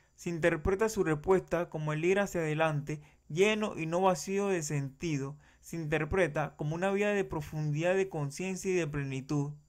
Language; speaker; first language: Spanish; native; Spanish